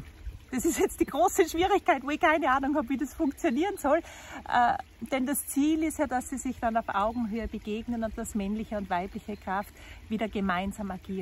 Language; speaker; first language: German; native; German